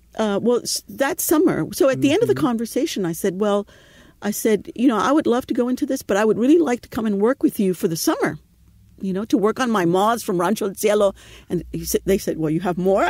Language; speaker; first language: English; native; English